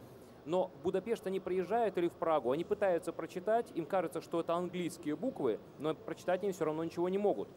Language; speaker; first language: Russian; native; Russian